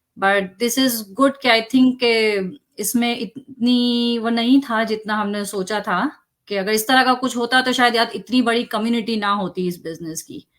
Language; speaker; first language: Urdu; native; Urdu